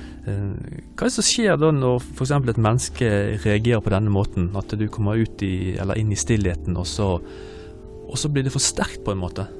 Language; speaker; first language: Norwegian; native; Norwegian